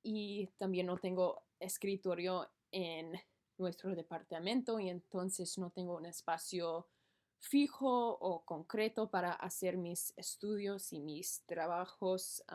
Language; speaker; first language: Spanish; non-native, learner; English